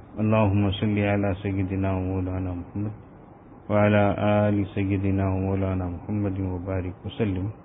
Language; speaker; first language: Urdu; native; Urdu